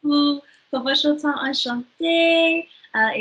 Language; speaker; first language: French; non-native, learner; English